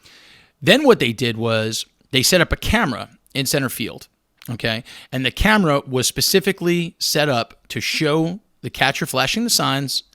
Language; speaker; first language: English; native; English